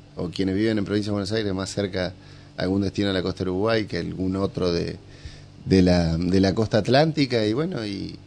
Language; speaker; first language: Spanish; native; Spanish